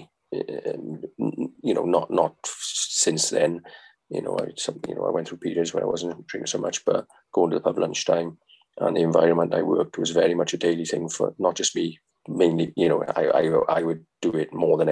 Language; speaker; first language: English; native; English